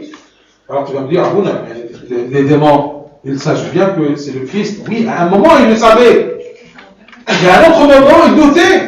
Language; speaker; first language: French; non-native, fluent; Arabic